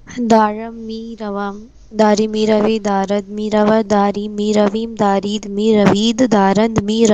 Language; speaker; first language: Persian; non-native, learner; Urdu